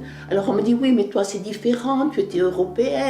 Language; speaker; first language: French; early bilingual, other home language; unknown